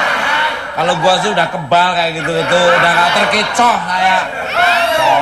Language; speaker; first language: Indonesian; native; Indonesian